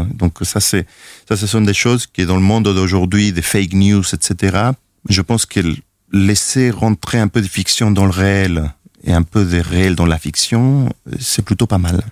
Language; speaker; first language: French; non-native, fluent; Spanish